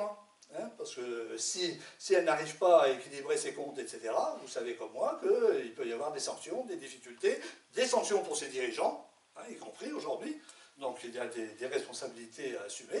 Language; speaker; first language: French; native; French